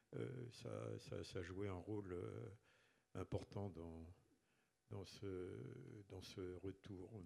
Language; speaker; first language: French; native; French